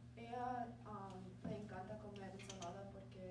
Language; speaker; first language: Spanish; non-native, learner; English